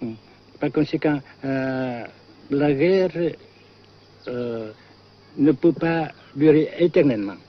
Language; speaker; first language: French; non-native, fluent; Vietnamese